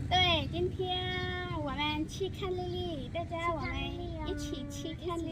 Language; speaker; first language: Chinese; non-native, learner; Hmong